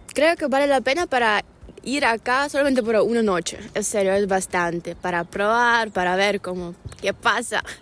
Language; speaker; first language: Spanish; non-native, learner; Ukrainian